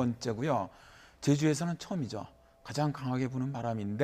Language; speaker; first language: Korean; native; Korean